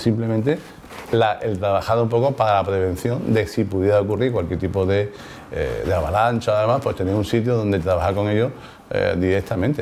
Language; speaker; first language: Spanish; native; Spanish